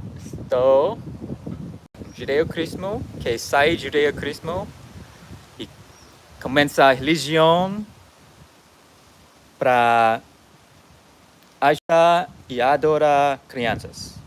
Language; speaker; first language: Portuguese; non-native, learner; English